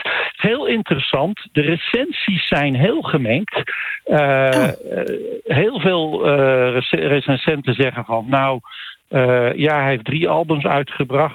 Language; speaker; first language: Dutch; native; Dutch